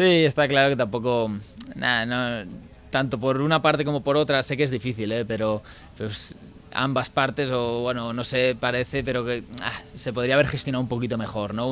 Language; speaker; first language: Spanish; native; Spanish